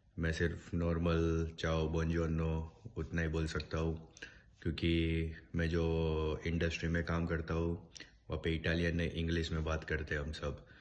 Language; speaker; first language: Hindi; native; Hindi